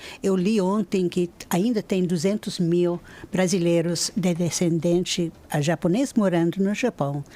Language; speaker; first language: Portuguese; non-native, fluent; English